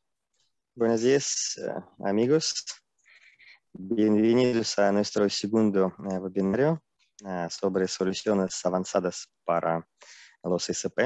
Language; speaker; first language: Spanish; non-native, fluent; Russian